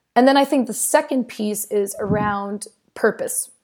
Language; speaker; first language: English; non-native, fluent; Danish